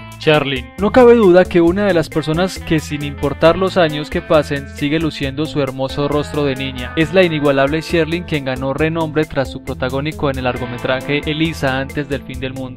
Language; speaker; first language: Spanish; native; Spanish